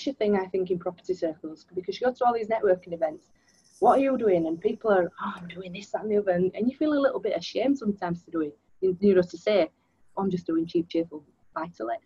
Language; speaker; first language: English; native; English